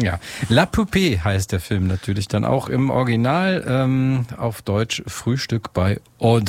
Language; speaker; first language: German; native; German